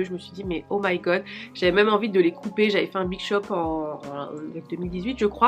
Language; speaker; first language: French; native; French